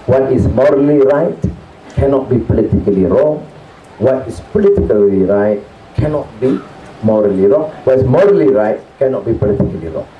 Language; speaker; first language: English; non-native, local second language; Malay